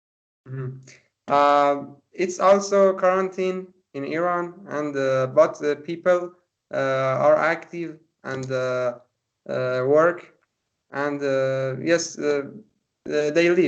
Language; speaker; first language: English; non-native, learner; Persian